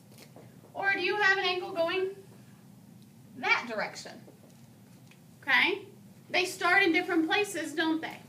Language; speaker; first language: English; native; English